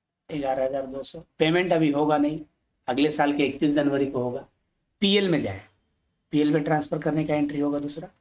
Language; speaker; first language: Hindi; native; Hindi